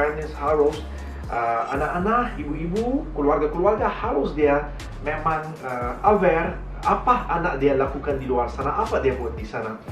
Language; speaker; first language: Indonesian; non-native, learner; Malay